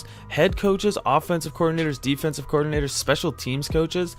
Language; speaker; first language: English; native; English